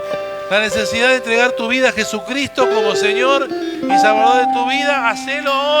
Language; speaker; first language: Spanish; native; Spanish